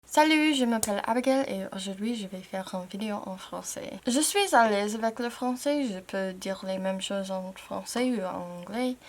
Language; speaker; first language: French; non-native, fluent; English